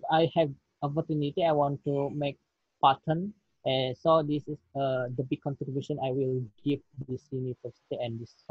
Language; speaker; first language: English; non-native, learner; Indonesian